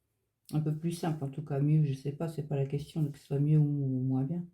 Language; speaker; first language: French; native; French